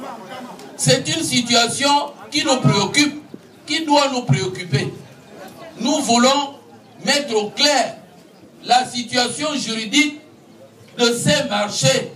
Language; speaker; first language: French; non-native, local second language; Fang